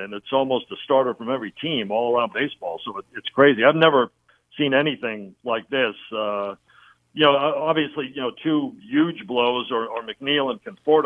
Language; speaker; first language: English; native; English